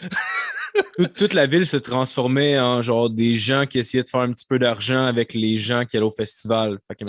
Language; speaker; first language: French; native; French